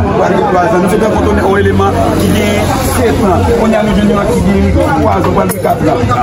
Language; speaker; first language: French; non-native, local second language; Haitian Creole